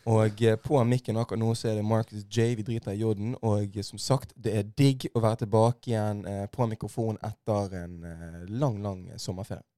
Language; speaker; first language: Norwegian; native; Norwegian